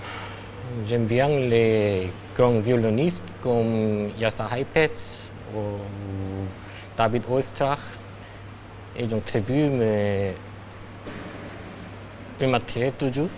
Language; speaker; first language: French; non-native, learner; Korean